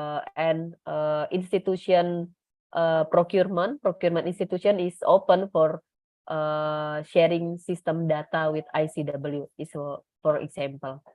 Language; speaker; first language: English; non-native, learner; Indonesian